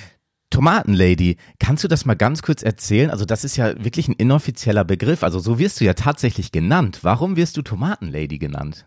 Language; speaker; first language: German; native; German